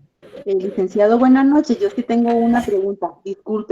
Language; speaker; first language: Spanish; native; Spanish